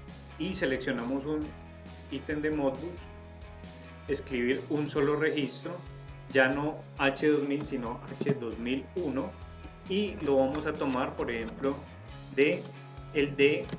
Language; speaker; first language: Spanish; native; Spanish